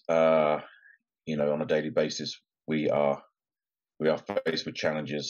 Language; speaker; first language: English; native; English